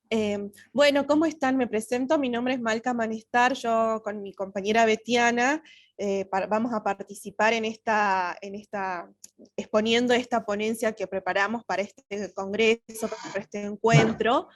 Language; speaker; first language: Spanish; native; Spanish